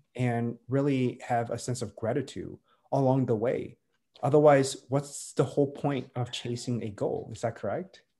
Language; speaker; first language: English; native; English